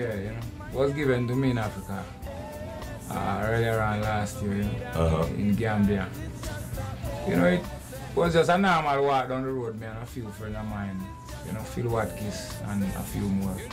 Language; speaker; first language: English; non-native, local second language; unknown